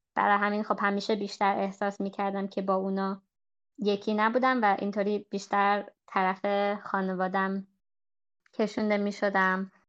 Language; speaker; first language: Persian; early bilingual, heritage; Persian